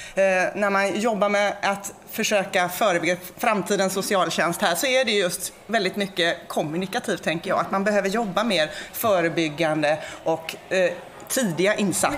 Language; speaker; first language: Swedish; native; Swedish